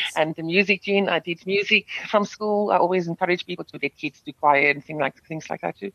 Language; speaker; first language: English; non-native, local second language; Afrikaans